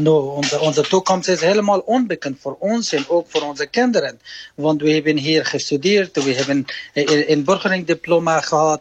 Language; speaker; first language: Dutch; non-native, learner; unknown